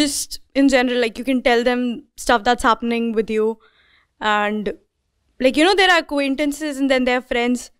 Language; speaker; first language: English; non-native, local second language; Hindi